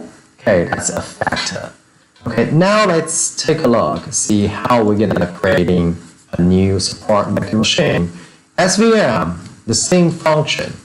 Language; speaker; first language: English; non-native, fluent; Chinese